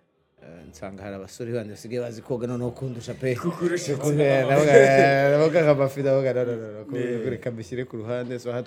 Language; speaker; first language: English; non-native, local second language; Kinyarwanda